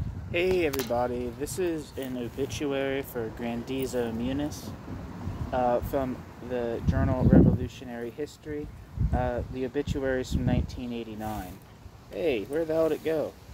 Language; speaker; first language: English; native; English